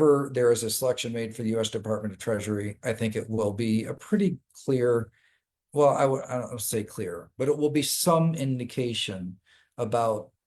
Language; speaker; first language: English; native; English